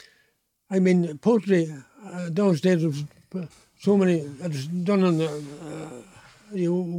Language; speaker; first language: English; native; English